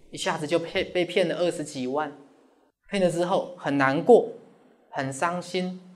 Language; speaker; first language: Chinese; native; Chinese